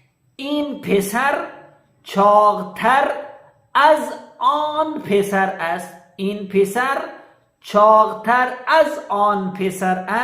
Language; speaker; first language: Persian; non-native, fluent; Urdu